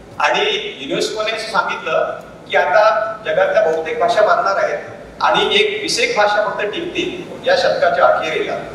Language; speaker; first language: Marathi; native; Marathi